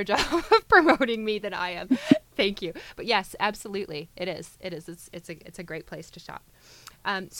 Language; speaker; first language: English; native; English